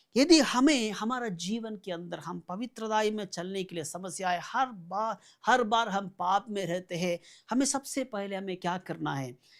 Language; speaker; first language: Hindi; non-native, local second language; Malayalam